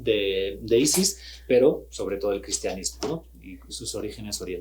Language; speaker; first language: Spanish; native; Spanish